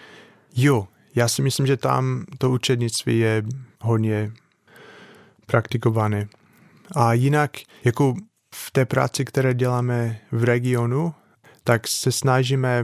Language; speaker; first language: Czech; non-native, fluent; English